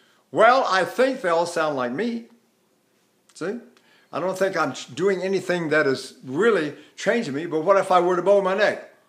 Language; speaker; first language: English; native; English